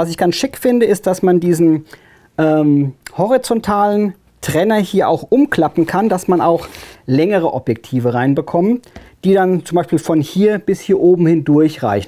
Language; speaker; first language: German; native; German